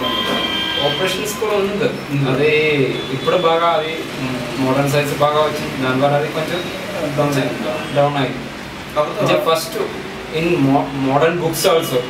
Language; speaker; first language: Telugu; non-native, learner; Malayalam